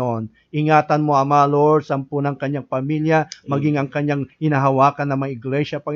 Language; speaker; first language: Filipino; native; Filipino